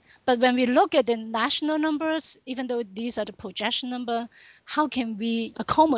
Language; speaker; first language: English; non-native, local second language; Cantonese